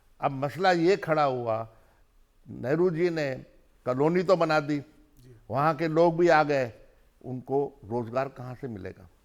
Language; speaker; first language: Hindi; early bilingual, other home language; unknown